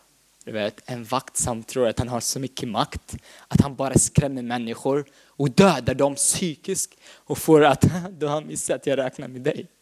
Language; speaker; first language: Swedish; non-native, fluent; Arabic